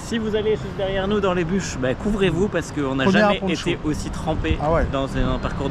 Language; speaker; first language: French; native; French